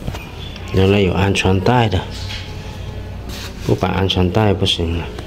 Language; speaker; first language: Chinese; native; Chinese